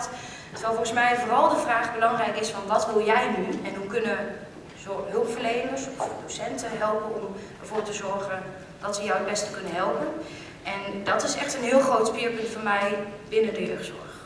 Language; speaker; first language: Dutch; native; Dutch